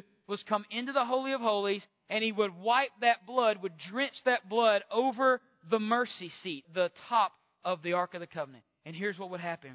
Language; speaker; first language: English; native; English